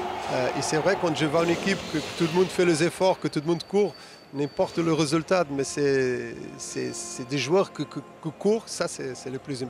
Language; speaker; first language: French; non-native, fluent; Portuguese